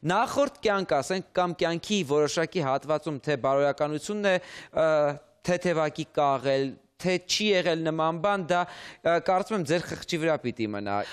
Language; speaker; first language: Armenian; native; Armenian